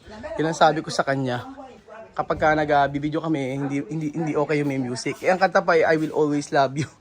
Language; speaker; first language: Filipino; native; Filipino